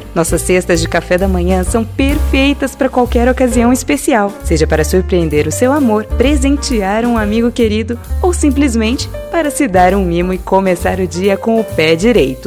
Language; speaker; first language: Portuguese; native; Portuguese